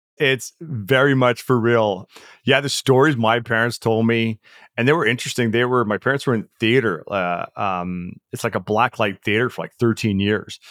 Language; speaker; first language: English; early bilingual, other home language; Czech